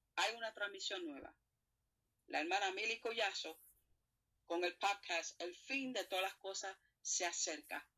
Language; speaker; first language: Spanish; native; Spanish